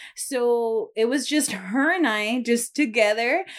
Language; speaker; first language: English; native; English